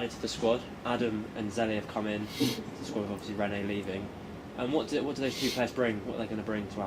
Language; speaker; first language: English; native; English